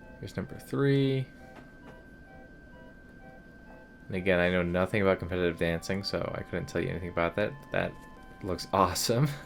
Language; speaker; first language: English; native; English